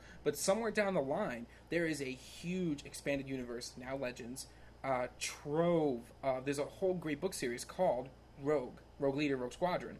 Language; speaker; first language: English; native; English